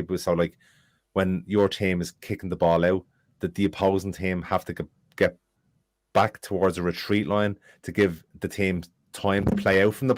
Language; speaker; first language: English; native; English